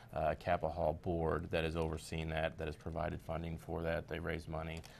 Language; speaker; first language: English; native; English